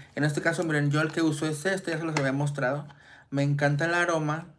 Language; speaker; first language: Spanish; native; Spanish